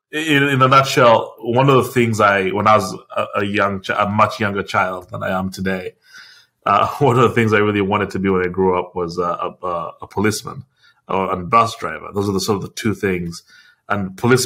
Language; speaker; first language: English; non-native, local second language; Ganda